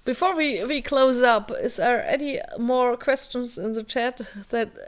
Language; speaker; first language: English; non-native, fluent; German